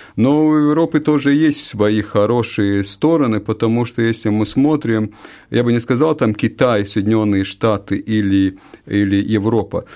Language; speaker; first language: Russian; non-native, local second language; Latvian